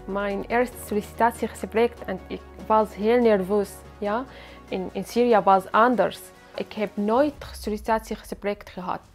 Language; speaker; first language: Dutch; non-native, learner; Arabic